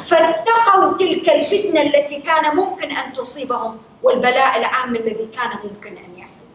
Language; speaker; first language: Arabic; native; Arabic